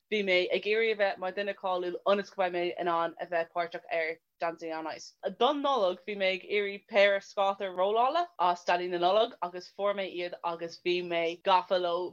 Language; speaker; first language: Irish; non-native, local second language; English